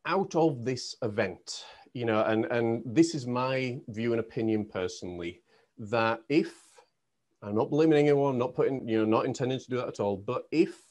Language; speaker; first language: English; native; English